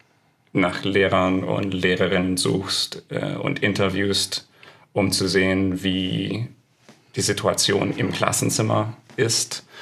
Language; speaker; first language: German; non-native, fluent; English